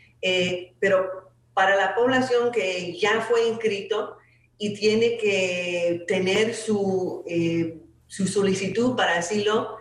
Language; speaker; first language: Spanish; non-native, fluent; English